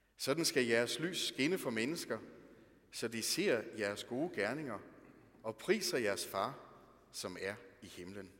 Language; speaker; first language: Danish; native; Danish